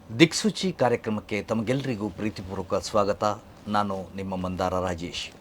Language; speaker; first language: Kannada; native; Kannada